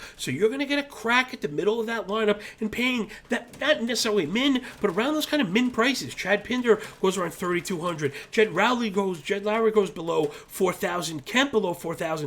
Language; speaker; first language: English; native; English